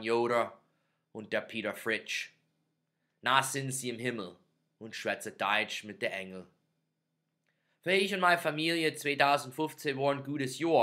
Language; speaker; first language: German; non-native, fluent; English